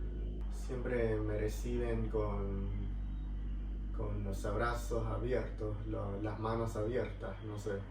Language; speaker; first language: Spanish; non-native, fluent; English